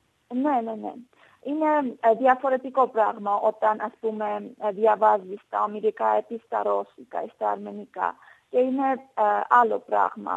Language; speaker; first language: Greek; non-native, fluent; Armenian